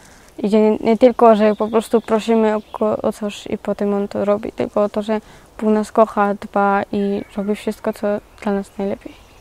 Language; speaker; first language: Polish; early bilingual, other home language; Georgian